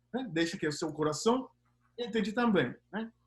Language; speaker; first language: Portuguese; non-native, fluent; English